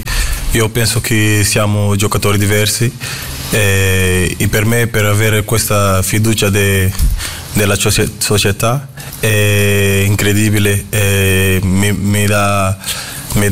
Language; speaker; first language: Italian; non-native, fluent; Portuguese